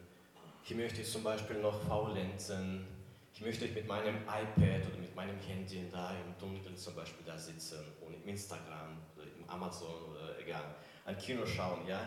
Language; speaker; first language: German; non-native, fluent; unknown